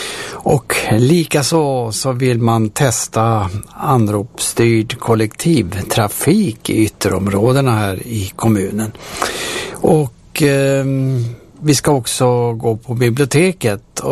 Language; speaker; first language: Swedish; native; Swedish